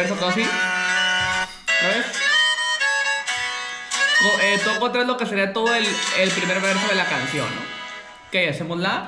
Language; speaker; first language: Spanish; native; Spanish